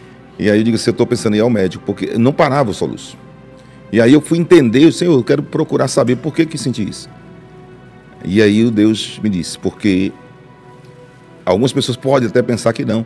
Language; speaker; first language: Portuguese; native; Portuguese